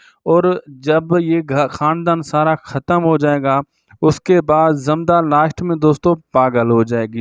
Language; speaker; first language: Hindi; non-native, local second language; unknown